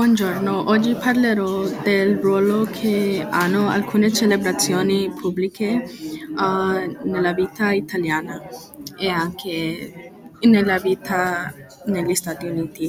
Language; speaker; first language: Italian; non-native, learner; English